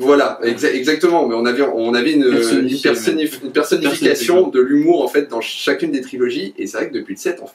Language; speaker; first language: French; native; French